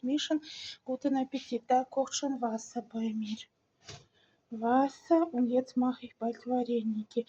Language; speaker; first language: German; non-native, fluent; Russian